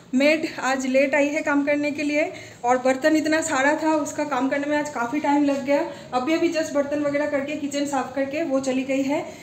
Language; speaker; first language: Hindi; non-native, local second language; Bangla